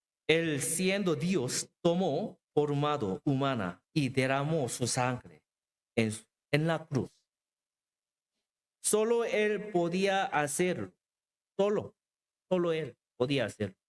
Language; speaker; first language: Spanish; non-native, learner; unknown